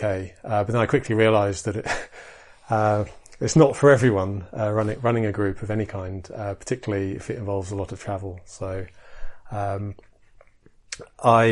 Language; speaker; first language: English; native; English